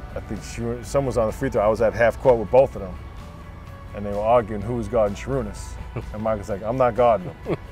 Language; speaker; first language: English; native; English